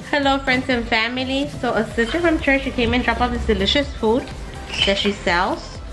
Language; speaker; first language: English; early bilingual, other home language; Spanish